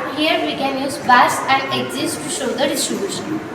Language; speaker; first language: English; non-native, learner; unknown